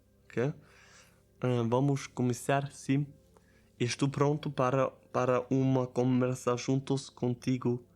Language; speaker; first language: Portuguese; non-native, learner; Italian